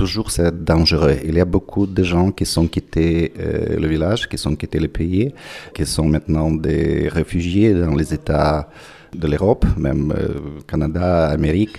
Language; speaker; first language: French; non-native, fluent; Ukrainian